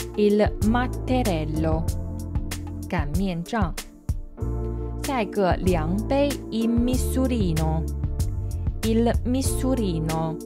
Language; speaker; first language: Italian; non-native, fluent; Chinese